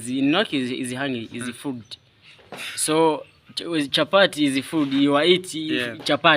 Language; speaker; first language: English; non-native, learner; Swahili